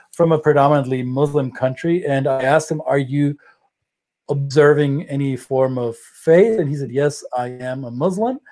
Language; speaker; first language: English; non-native, fluent; German